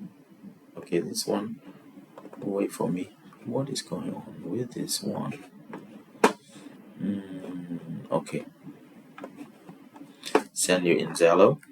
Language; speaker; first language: English; non-native, fluent; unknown